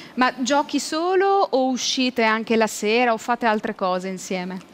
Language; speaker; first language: Italian; native; Italian